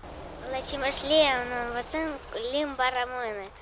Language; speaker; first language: Romanian; non-native, local second language; Russian